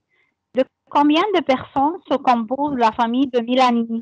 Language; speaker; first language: French; non-native, fluent; Arabic